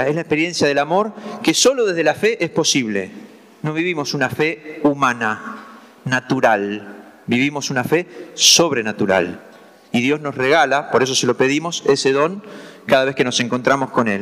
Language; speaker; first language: Spanish; native; Spanish